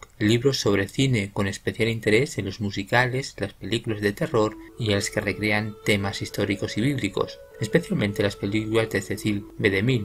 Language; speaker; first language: Spanish; native; Spanish